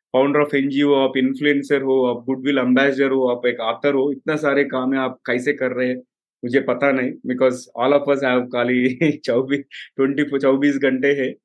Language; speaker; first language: Hindi; non-native, local second language; Telugu